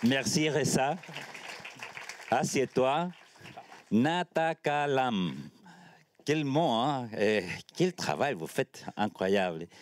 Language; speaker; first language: French; non-native, learner; Spanish